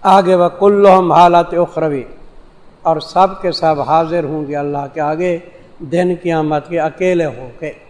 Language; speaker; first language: Urdu; non-native, local second language; Saraiki